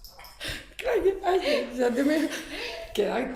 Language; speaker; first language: Catalan; non-native, local second language; Spanish